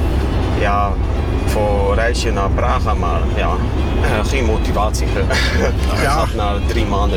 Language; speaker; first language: Dutch; non-native, fluent; Kashubian